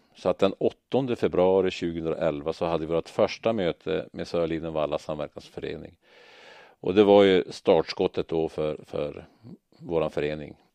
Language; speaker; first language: Swedish; native; Swedish